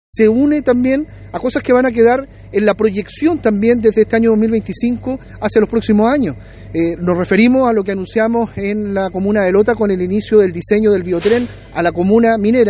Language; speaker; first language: Spanish; native; Spanish